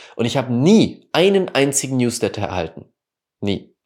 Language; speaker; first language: German; native; German